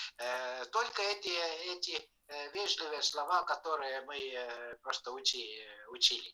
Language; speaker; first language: Russian; non-native, fluent; Estonian